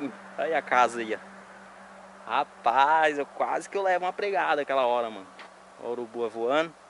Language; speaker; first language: Portuguese; native; Portuguese